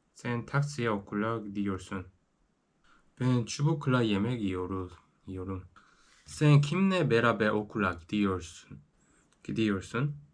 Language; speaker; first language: Turkish; non-native, learner; Korean